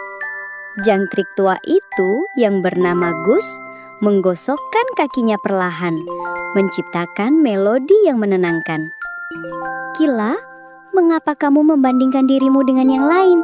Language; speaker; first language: Indonesian; native; Indonesian